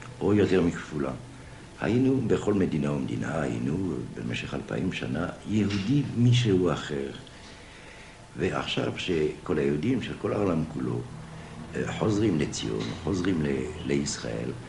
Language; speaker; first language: Hebrew; non-native, fluent; French